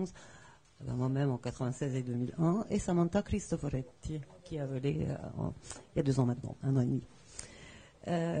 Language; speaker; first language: French; native; French